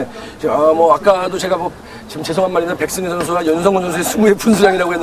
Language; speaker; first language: Korean; native; Korean